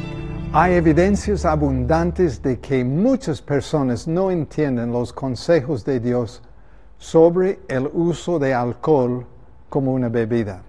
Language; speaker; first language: Spanish; native; Spanish